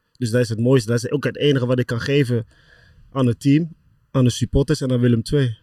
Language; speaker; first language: Dutch; early bilingual, other home language; Lingala